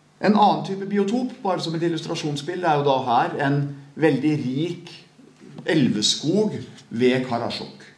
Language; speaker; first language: Norwegian; native; Norwegian